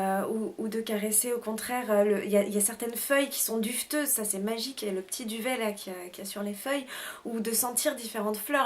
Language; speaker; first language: French; native; French